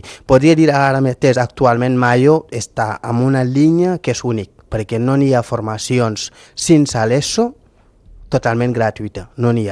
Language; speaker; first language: Catalan; non-native, fluent; Fula